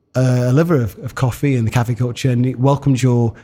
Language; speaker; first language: English; native; English